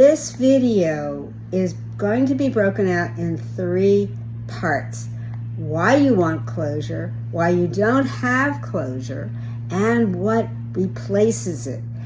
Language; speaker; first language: English; native; English